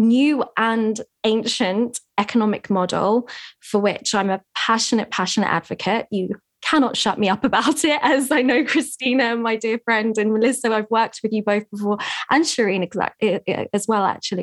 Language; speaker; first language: English; native; English